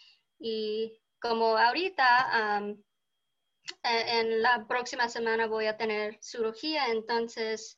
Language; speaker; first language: Spanish; early bilingual, heritage; Spanish